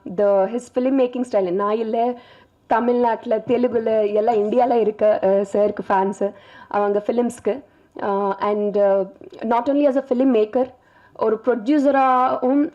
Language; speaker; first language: Tamil; non-native, learner; Telugu